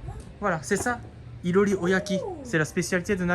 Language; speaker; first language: French; non-native, fluent; Japanese